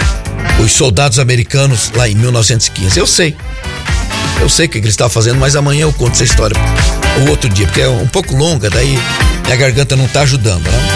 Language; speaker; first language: Portuguese; native; Portuguese